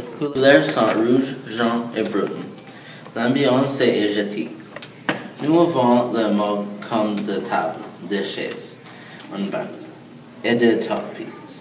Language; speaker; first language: French; non-native, learner; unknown